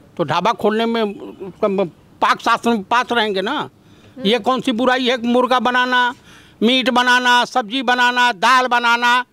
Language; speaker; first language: Hindi; native; Hindi